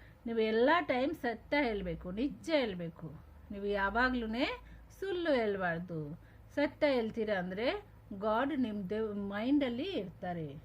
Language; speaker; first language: Kannada; non-native, local second language; Hindi